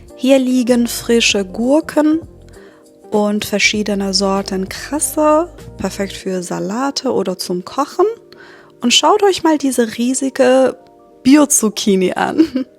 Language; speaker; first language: German; non-native, fluent; Persian